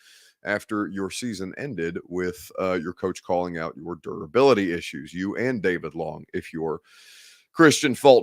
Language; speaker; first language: English; native; English